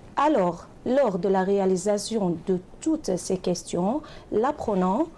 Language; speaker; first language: French; non-native, fluent; Arabic